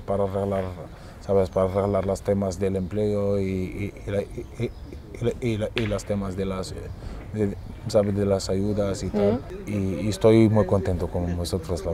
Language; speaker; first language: Spanish; non-native, fluent; Arabic